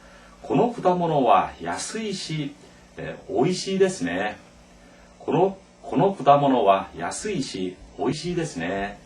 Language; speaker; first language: Japanese; non-native, fluent; Korean